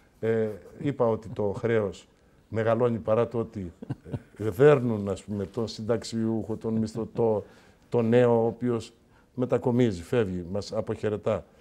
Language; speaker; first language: Greek; native; Greek